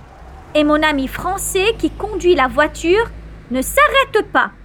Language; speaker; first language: French; non-native, local second language; Arabic